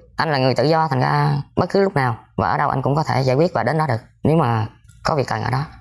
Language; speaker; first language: Vietnamese; native; Vietnamese